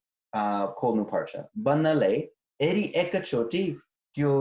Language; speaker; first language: Nepali; non-native, fluent; English